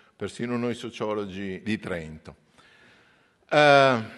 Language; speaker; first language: Italian; native; Italian